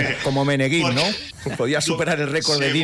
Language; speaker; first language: Spanish; native; Spanish